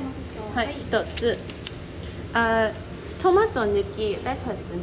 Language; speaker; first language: Japanese; non-native, learner; English